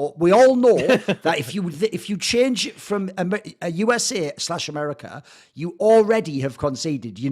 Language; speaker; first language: English; native; English